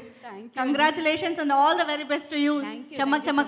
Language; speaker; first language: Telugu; native; Telugu